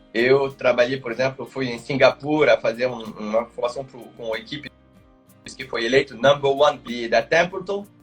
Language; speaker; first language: Portuguese; non-native, fluent; French